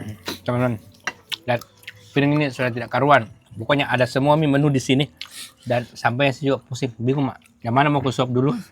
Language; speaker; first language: Malay; native; Malay